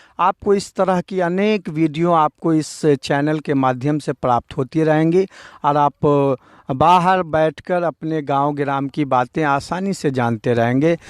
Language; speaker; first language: Hindi; native; Hindi